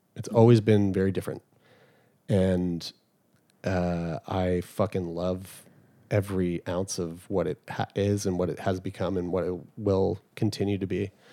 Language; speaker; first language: English; native; English